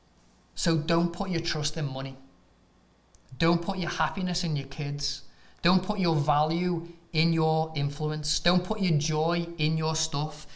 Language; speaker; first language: English; native; English